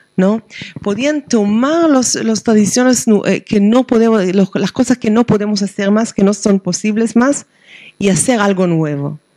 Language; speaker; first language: Spanish; non-native, fluent; Hebrew